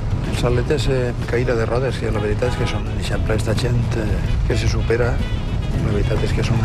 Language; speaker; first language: Catalan; native; Catalan